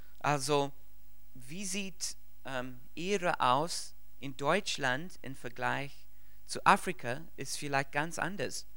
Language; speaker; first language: German; non-native, fluent; English